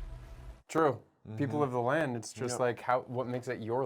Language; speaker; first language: English; native; English